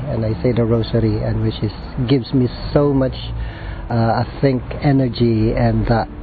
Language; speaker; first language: English; non-native, local second language; Filipino